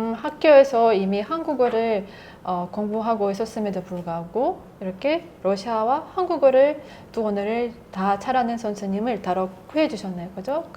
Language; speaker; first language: Korean; non-native, fluent; Russian